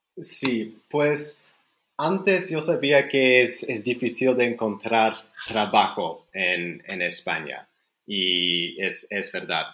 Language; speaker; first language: Spanish; non-native, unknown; Dutch